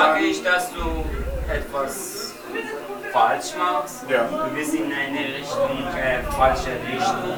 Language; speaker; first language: German; non-native, learner; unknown